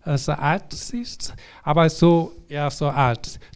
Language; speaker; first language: German; non-native, learner; Korean